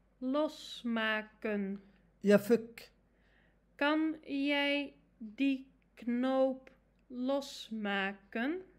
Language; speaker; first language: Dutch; non-native, fluent; Arabic